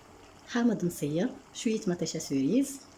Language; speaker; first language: Arabic; native; Arabic